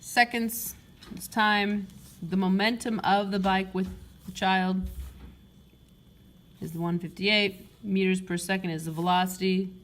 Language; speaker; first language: English; native; English